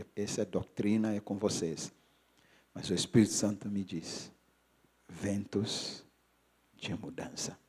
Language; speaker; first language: Portuguese; non-native, fluent; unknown